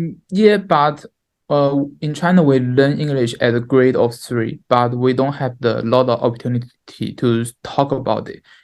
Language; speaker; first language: English; non-native, learner; Chinese